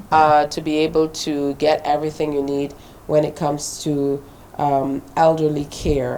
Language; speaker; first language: English; native; English